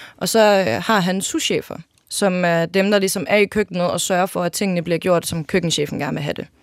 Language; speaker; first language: Danish; native; Danish